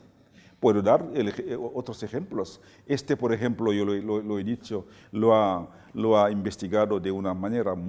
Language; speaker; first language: Spanish; non-native, fluent; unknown